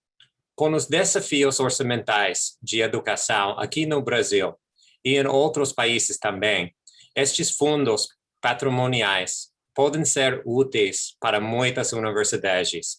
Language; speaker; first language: Portuguese; non-native, fluent; English